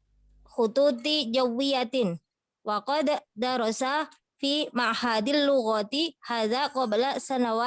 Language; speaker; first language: Arabic; non-native, learner; Indonesian